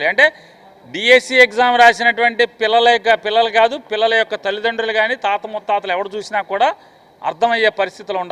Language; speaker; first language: Telugu; native; Telugu